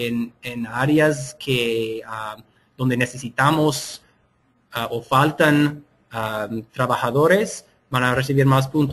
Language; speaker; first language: Spanish; non-native, fluent; English